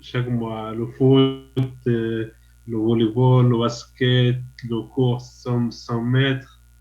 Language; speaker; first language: French; non-native, learner; Arabic